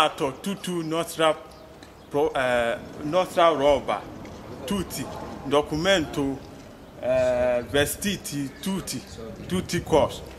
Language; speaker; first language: Italian; non-native, learner; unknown